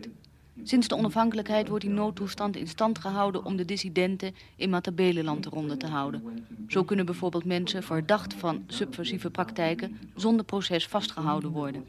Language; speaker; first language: Dutch; native; Dutch